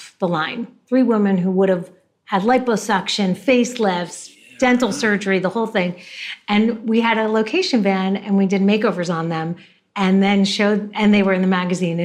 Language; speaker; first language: English; native; English